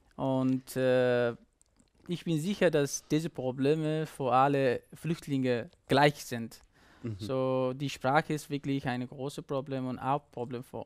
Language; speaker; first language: German; non-native, learner; Persian